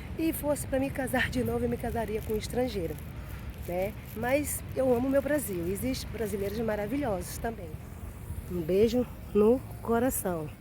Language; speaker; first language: Portuguese; native; Portuguese